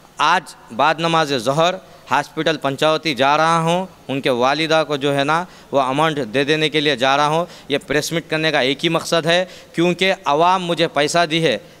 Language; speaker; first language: Hindi; non-native, local second language; Urdu